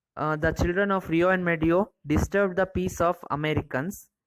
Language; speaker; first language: English; non-native, local second language; Kannada